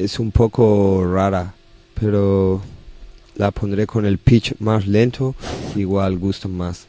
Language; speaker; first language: Spanish; non-native, learner; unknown